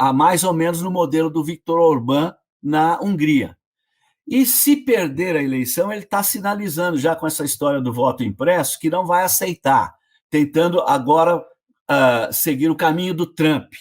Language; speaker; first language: Portuguese; native; Portuguese